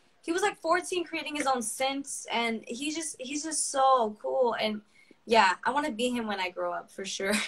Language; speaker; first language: English; early bilingual, other home language; Spanish